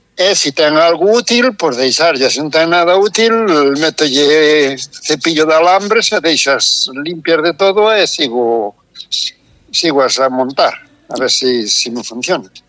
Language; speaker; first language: Galician; native; Galician